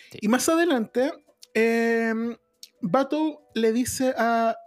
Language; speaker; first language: Spanish; native; Spanish